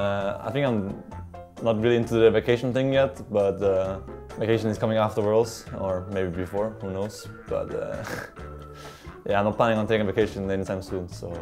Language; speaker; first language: English; non-native, fluent; Danish